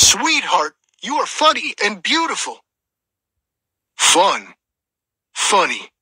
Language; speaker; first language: English; non-native, learner; Russian